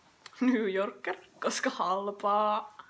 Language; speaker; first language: Finnish; native; Finnish